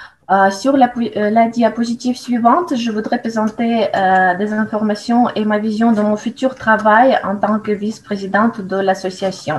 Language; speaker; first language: French; non-native, fluent; Russian